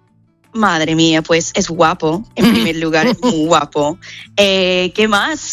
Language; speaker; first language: Spanish; non-native, fluent; English